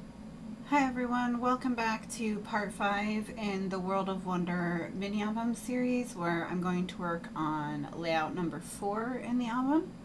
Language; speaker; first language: English; native; English